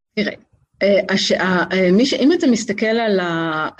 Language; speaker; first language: Hebrew; native; Hebrew